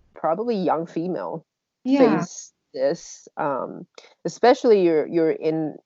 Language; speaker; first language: English; non-native, fluent; Chinese